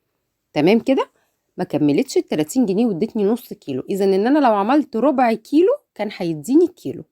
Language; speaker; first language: Arabic; native; Arabic